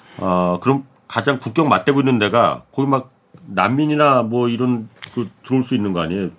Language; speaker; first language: Korean; native; Korean